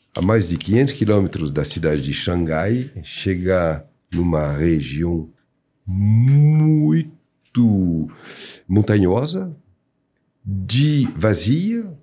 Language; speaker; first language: Portuguese; non-native, fluent; French